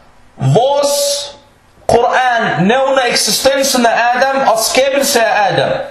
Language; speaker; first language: Danish; early bilingual, other home language; Arabic